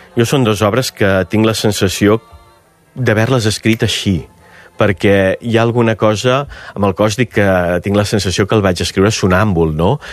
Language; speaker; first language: Catalan; native; Catalan